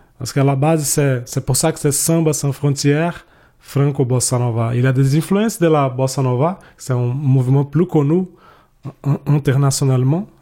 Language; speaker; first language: French; non-native, fluent; Portuguese